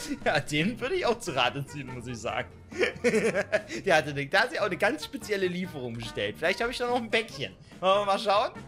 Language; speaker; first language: German; native; German